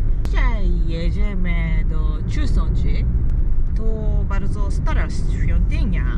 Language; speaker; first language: Polish; non-native, learner; Japanese